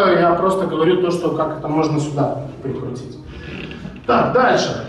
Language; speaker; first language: Russian; native; Russian